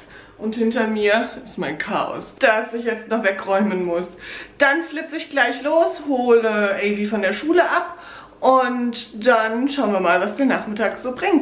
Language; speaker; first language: German; native; German